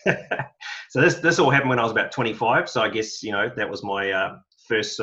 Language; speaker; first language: English; native; English